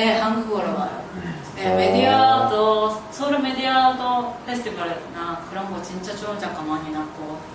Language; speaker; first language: Korean; non-native, fluent; Japanese